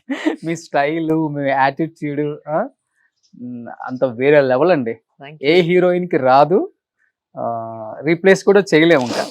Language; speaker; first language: Telugu; native; Telugu